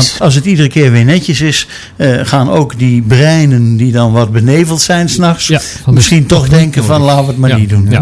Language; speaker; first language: Dutch; native; Dutch